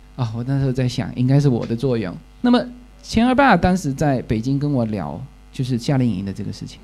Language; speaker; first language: Chinese; native; Chinese